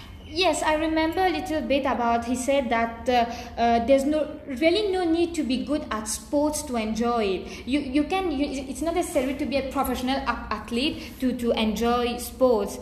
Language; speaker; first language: English; non-native, local second language; Morisyen